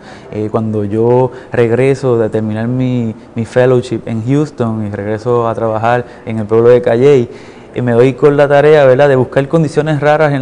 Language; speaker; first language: Spanish; native; Spanish